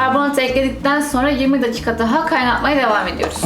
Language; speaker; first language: Turkish; native; Turkish